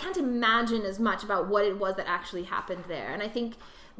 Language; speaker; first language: English; native; English